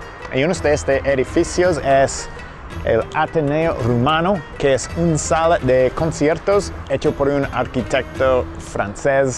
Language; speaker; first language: Spanish; non-native, fluent; English